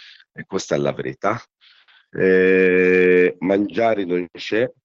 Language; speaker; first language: Italian; non-native, learner; Arabic